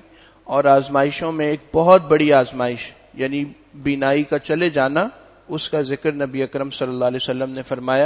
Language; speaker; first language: Urdu; native; Urdu